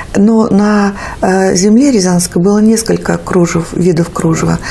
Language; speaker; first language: Russian; native; Russian